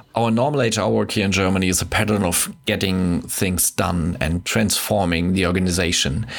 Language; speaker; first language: English; non-native, fluent; German